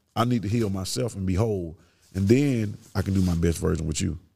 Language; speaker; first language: English; native; English